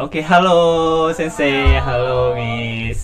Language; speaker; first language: Indonesian; native; Indonesian